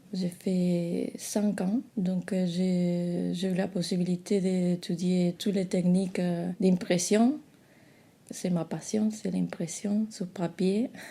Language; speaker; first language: French; non-native, fluent; Spanish